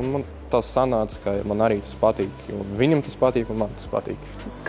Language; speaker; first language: Latvian; non-native, local second language; Russian